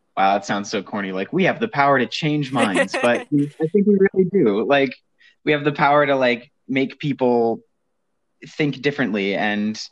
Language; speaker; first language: English; native; English